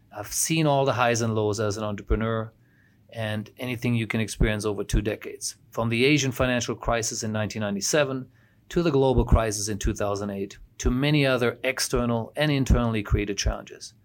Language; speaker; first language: English; non-native, fluent; German